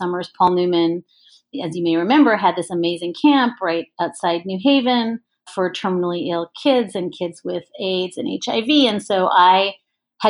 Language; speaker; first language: English; native; English